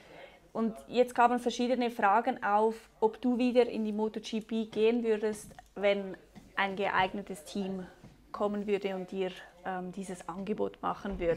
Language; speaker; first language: German; native; German